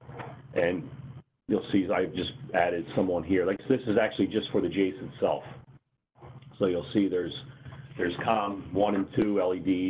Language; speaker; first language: English; native; English